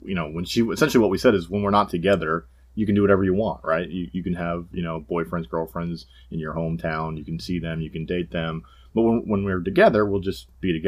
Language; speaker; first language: English; native; English